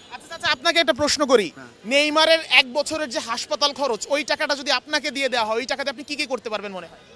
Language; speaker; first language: Bangla; native; Bangla